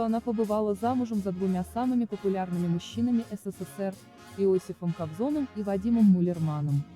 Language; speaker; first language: Russian; native; Russian